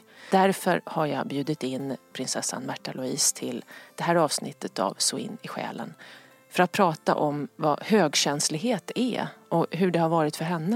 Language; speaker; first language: Swedish; native; Swedish